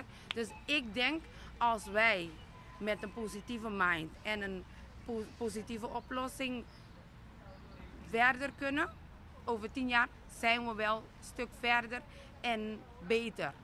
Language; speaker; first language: Dutch; non-native, local second language; Papiamento